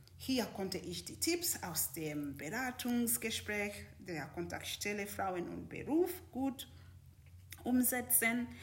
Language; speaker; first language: German; non-native, fluent; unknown